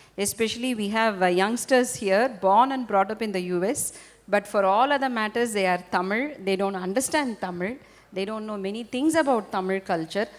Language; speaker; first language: English; non-native, local second language; Tamil